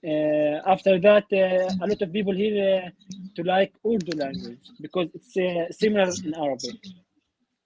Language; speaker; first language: English; non-native, learner; Arabic